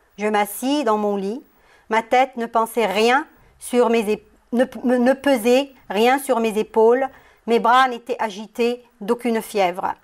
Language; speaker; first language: French; non-native, local second language; Arabic